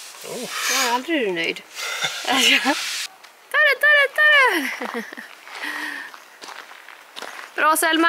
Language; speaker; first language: Swedish; native; Swedish